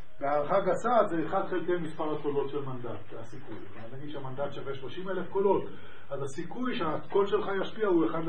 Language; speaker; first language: Hebrew; native; Hebrew